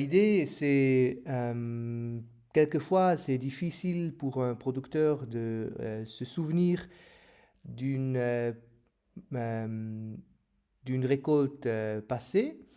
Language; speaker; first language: French; non-native, learner; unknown